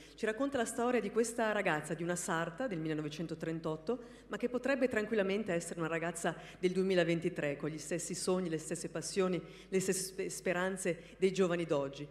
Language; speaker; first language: Italian; native; Italian